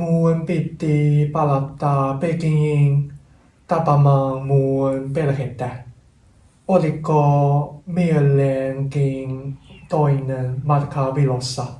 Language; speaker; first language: Finnish; non-native, learner; Chinese